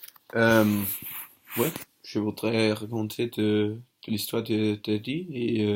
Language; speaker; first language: French; non-native, learner; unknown